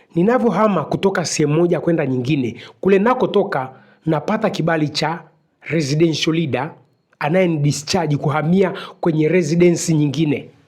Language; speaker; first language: Swahili; native; Swahili